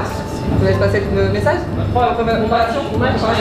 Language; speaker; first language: French; native; French